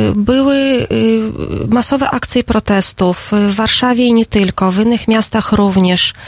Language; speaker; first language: Polish; non-native, fluent; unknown